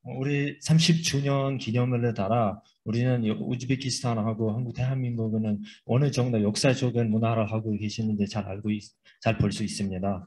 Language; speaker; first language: Korean; non-native, fluent; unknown